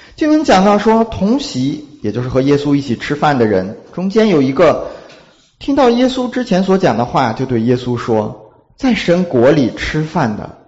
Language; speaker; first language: Chinese; native; Chinese